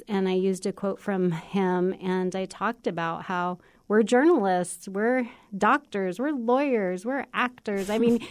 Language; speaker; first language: English; native; English